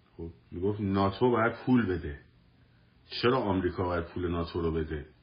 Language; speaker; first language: Persian; native; Persian